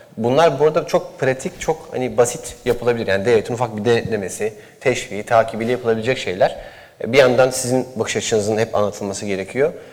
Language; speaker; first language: Turkish; native; Turkish